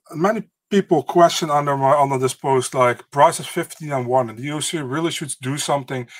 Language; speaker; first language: English; non-native, fluent; Dutch